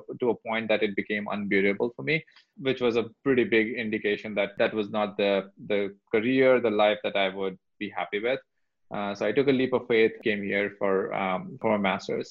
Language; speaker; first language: English; non-native, local second language; Hindi